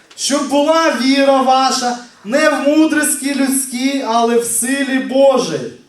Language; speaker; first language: Ukrainian; non-native, local second language; Russian